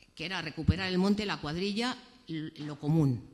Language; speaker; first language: Spanish; native; Spanish